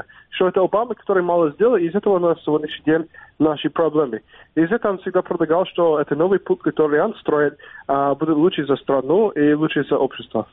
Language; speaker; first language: Russian; non-native, fluent; English